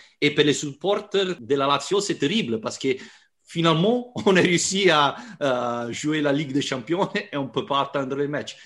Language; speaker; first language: French; non-native, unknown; Italian